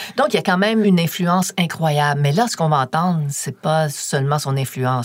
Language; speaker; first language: French; native; French